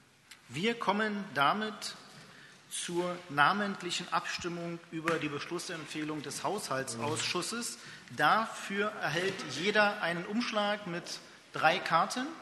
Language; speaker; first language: German; native; German